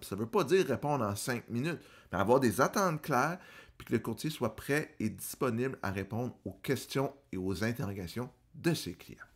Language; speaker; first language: French; native; French